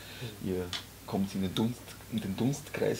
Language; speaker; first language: German; native; German